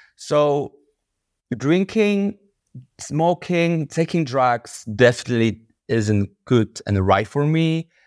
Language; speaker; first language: English; non-native, fluent; Polish